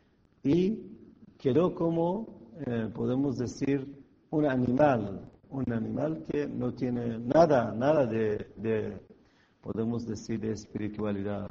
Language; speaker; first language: Spanish; non-native, fluent; Persian